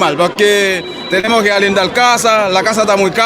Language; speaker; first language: Spanish; non-native, learner; Haitian Creole